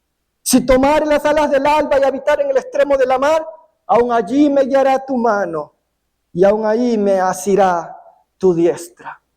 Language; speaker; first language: Spanish; native; Spanish